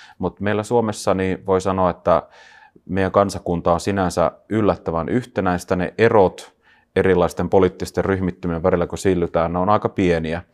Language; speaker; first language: Finnish; native; Finnish